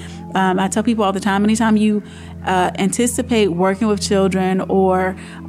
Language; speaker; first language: English; native; English